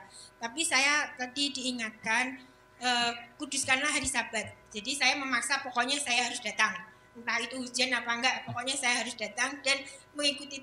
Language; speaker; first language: Indonesian; native; Indonesian